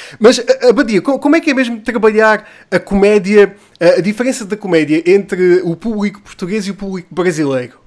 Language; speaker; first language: Portuguese; native; Portuguese